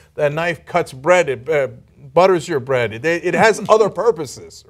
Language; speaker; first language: English; non-native, fluent; Turkish